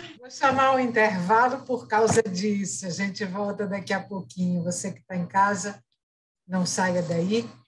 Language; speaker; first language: Portuguese; native; Portuguese